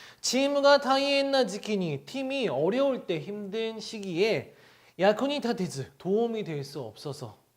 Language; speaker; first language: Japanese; non-native, fluent; Korean